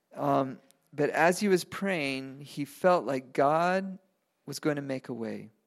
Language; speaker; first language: English; non-native, fluent; Spanish